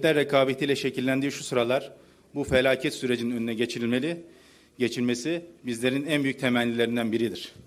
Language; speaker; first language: Turkish; native; Turkish